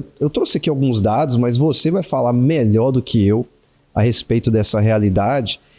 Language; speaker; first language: Portuguese; native; Portuguese